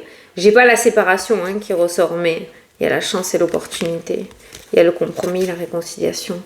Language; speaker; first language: French; native; French